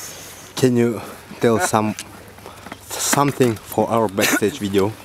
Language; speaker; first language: English; non-native, learner; Russian